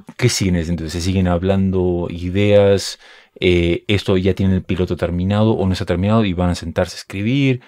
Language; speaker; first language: Spanish; native; Spanish